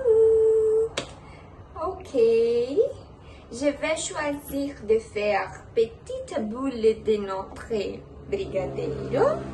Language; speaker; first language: French; non-native, learner; Portuguese